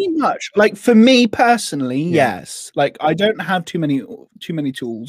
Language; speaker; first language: English; native; English